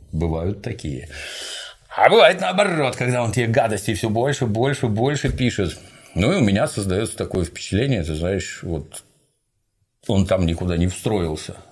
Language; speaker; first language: Russian; native; Russian